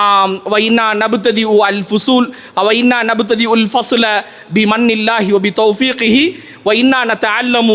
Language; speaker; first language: Arabic; non-native, fluent; Tamil